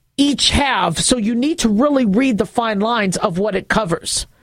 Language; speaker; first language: English; native; English